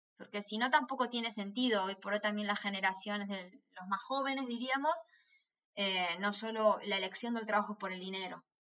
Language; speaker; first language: Spanish; native; Spanish